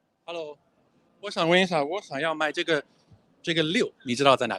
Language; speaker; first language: Chinese; non-native, fluent; English